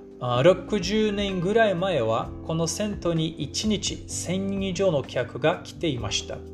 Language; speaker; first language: Japanese; non-native, fluent; Portuguese